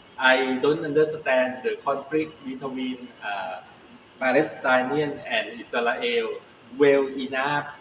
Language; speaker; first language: English; non-native, learner; Thai